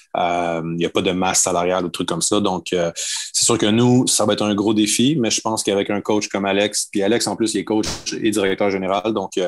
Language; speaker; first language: French; native; French